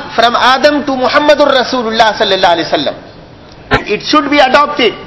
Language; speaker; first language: English; non-native, local second language; Urdu